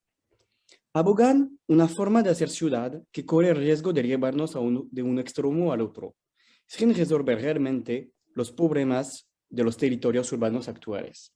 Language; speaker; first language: Spanish; non-native, fluent; French